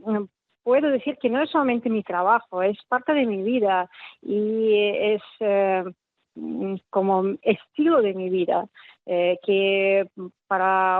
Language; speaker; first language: Spanish; non-native, fluent; Russian